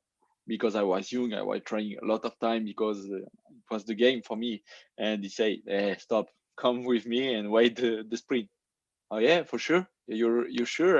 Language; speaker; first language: English; non-native, learner; French